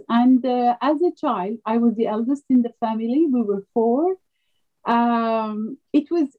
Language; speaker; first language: English; non-native, fluent; French